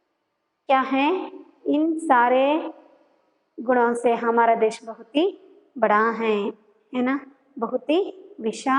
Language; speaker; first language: Hindi; non-native, local second language; Kannada